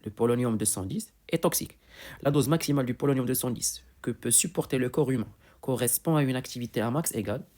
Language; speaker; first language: French; non-native, local second language; Arabic